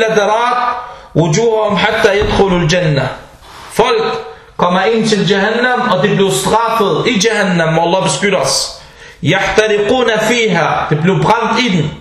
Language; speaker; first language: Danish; early bilingual, other home language; Arabic